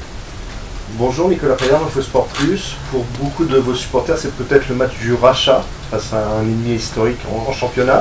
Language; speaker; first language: French; native; French